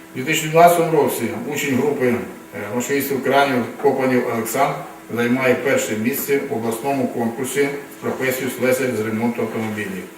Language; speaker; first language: Ukrainian; non-native, local second language; Russian